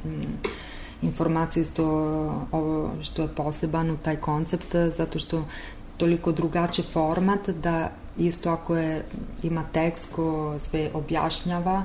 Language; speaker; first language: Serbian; non-native, learner; Italian